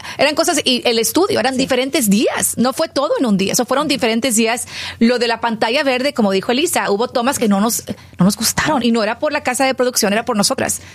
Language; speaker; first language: Spanish; early bilingual, heritage; Spanish